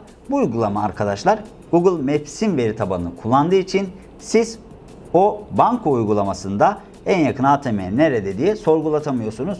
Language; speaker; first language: Turkish; native; Turkish